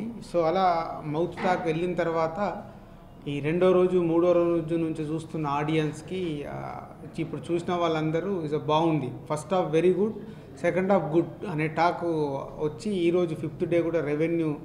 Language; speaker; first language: Telugu; native; Telugu